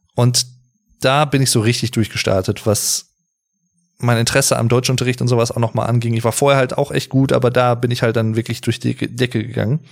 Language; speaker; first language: German; native; German